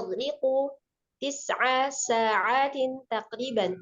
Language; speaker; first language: Arabic; non-native, learner; Indonesian